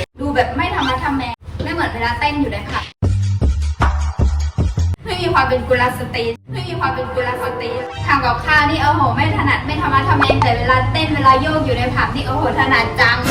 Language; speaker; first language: Thai; native; Thai